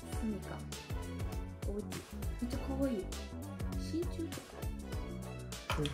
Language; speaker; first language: Japanese; native; Japanese